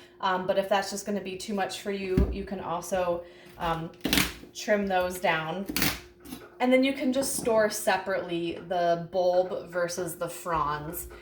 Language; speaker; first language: English; native; English